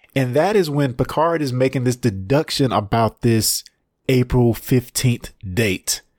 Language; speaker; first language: English; native; English